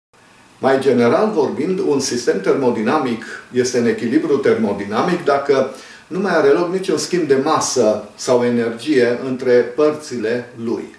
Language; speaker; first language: Romanian; native; Romanian